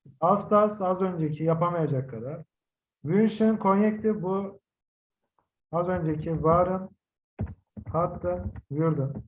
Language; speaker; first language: Turkish; native; Turkish